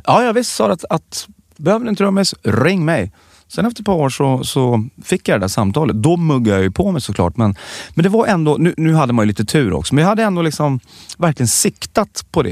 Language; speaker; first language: Swedish; native; Swedish